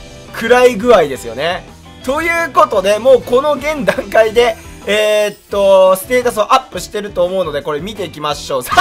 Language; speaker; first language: Japanese; native; Japanese